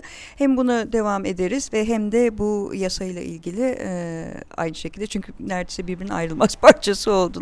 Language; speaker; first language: Turkish; native; Turkish